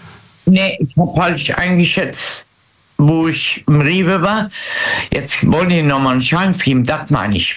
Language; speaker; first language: German; native; German